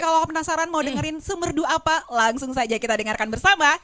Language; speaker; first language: Indonesian; native; Indonesian